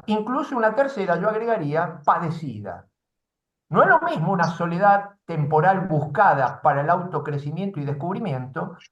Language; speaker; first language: Spanish; native; Spanish